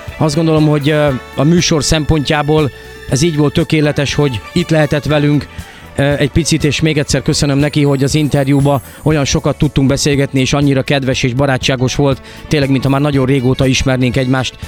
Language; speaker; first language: Hungarian; native; Hungarian